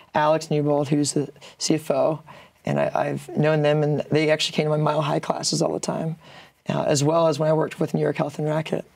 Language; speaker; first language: English; native; English